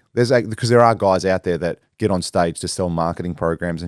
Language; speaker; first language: English; native; English